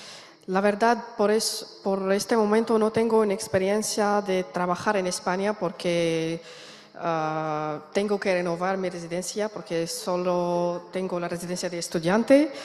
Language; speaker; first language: Spanish; non-native, learner; Arabic